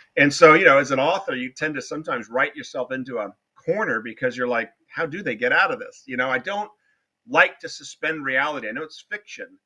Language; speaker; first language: English; native; English